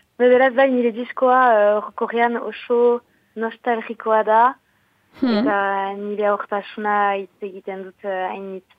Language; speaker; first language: Basque; non-native, local second language; French